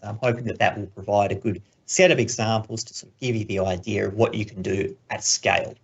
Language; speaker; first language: English; native; English